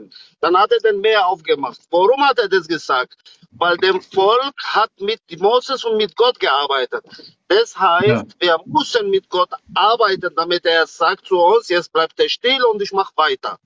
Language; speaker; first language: German; non-native, learner; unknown